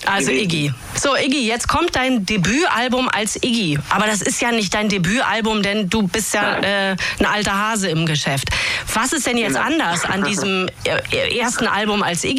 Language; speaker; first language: German; native; German